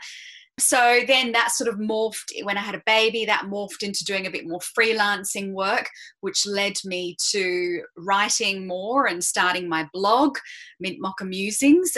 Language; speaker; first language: English; native; English